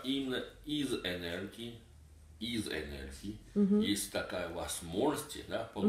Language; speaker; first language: Russian; non-native, learner; Chinese